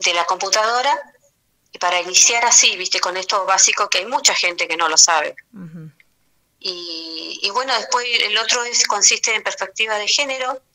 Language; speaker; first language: Spanish; native; Spanish